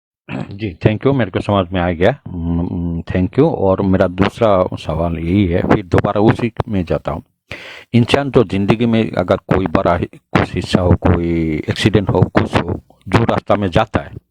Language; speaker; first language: Hindi; non-native, learner; Bangla